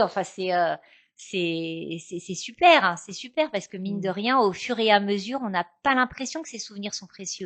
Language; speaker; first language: French; native; French